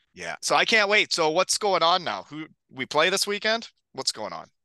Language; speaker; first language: English; native; English